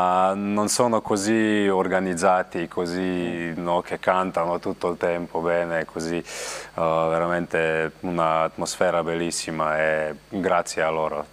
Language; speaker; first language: Italian; non-native, learner; Slovenian